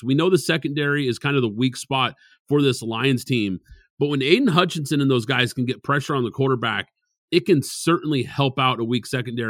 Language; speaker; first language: English; native; English